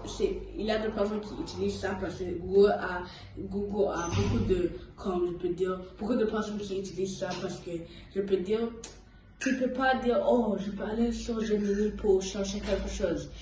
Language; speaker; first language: French; early bilingual, heritage; French